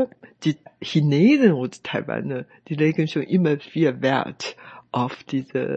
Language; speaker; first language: German; non-native, fluent; Chinese